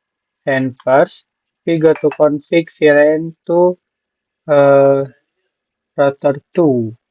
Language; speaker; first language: English; non-native, learner; Indonesian